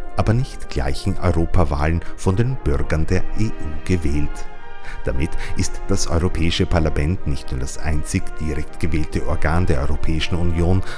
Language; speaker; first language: German; native; German